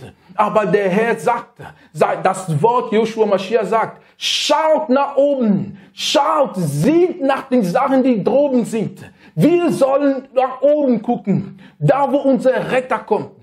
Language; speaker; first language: German; non-native, fluent; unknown